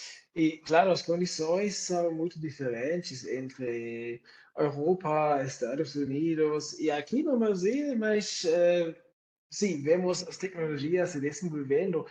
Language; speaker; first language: Portuguese; non-native, fluent; German